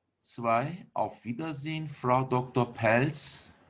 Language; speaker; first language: German; non-native, fluent; Turkish